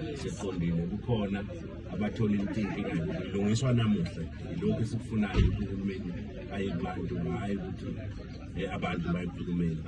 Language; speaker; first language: Zulu; native; Zulu